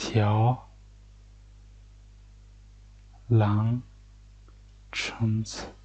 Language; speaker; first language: Chinese; non-native, learner; Mongolian